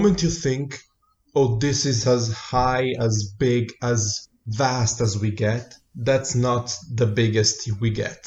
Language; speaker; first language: English; non-native, fluent; Italian